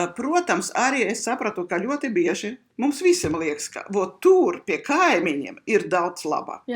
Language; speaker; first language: Latvian; non-native, local second language; Russian